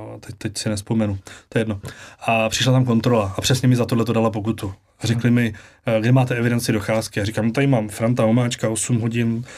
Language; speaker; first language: Czech; native; Czech